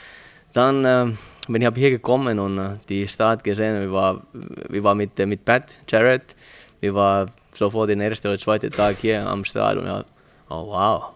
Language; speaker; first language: German; non-native, learner; Finnish